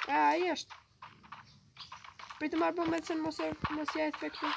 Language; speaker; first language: Swedish; early bilingual, other home language; Albanian